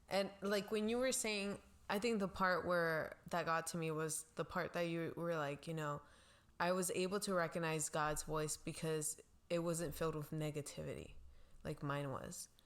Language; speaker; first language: English; non-native, local second language; Spanish